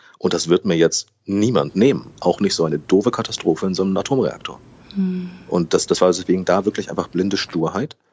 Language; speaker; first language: German; early bilingual, other home language; Portuguese